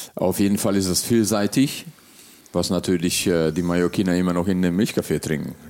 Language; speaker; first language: German; early bilingual, other home language; Hungarian